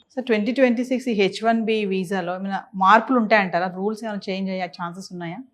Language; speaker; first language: Telugu; native; Telugu